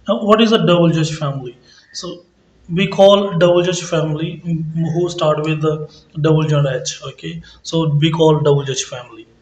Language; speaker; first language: English; non-native, local second language; Punjabi